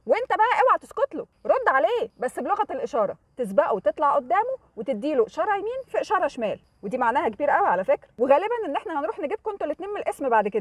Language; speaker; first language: Arabic; native; Arabic